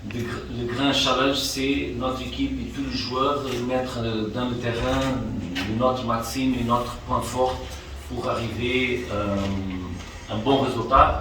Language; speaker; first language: French; non-native, fluent; Portuguese